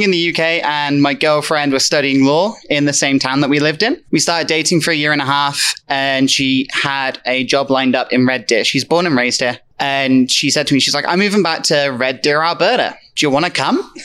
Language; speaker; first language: English; native; English